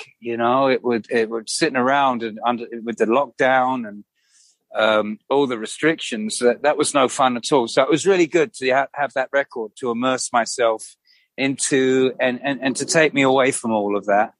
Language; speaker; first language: English; native; English